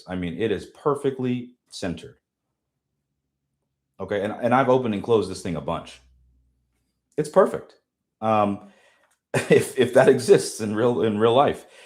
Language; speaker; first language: English; native; English